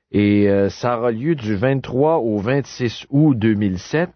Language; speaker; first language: French; native; French